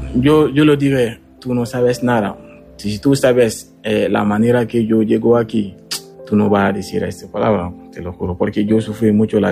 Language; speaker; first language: Spanish; non-native, learner; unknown